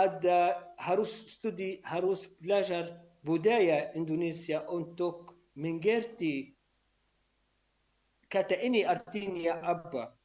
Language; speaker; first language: Indonesian; non-native, learner; Arabic